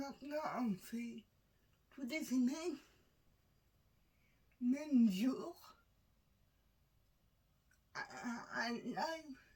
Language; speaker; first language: French; non-native, learner; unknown